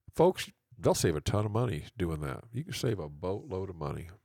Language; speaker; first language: English; native; English